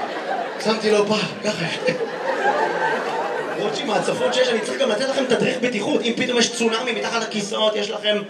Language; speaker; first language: Hebrew; native; Hebrew